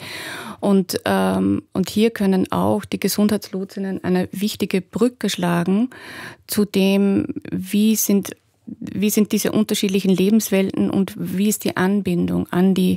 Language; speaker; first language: German; native; German